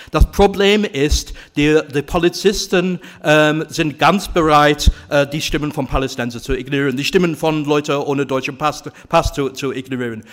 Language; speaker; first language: German; non-native, fluent; English